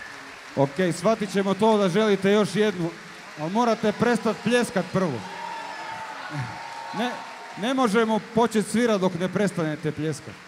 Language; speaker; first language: Croatian; native; Croatian